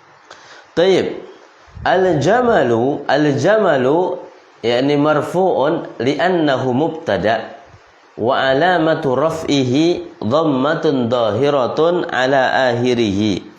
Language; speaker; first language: Arabic; non-native, fluent; Indonesian